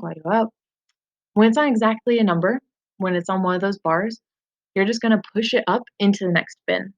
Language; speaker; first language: English; native; English